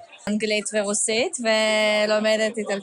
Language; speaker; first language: Hebrew; early bilingual, other home language; Russian